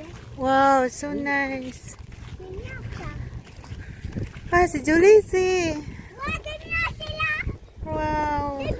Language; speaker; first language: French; non-native, learner; Filipino